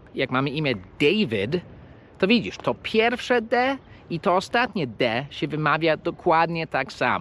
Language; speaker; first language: Polish; non-native, fluent; English